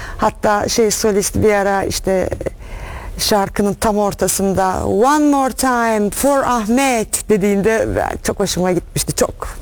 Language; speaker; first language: Turkish; native; Turkish